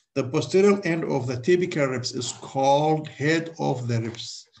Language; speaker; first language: English; non-native, fluent; Arabic